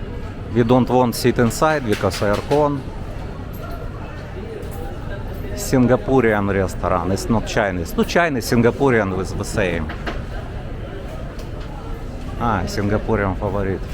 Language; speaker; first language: English; non-native, learner; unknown